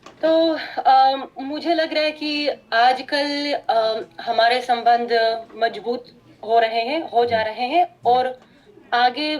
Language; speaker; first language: Hindi; non-native, fluent; Russian